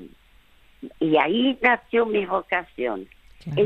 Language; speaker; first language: Spanish; early bilingual, other home language; French